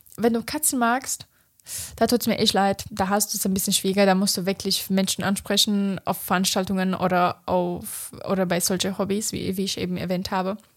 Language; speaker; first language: German; non-native, fluent; Romanian